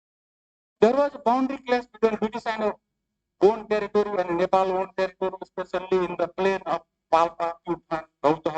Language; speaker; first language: English; non-native, fluent; Nepali